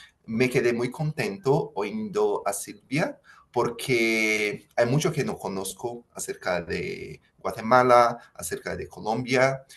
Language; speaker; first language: Spanish; non-native, fluent; Portuguese